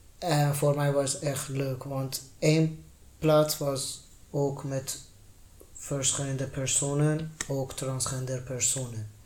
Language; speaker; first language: Dutch; non-native, learner; Persian